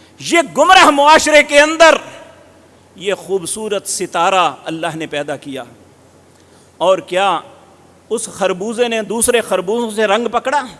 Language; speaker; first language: Urdu; non-native, local second language; Punjabi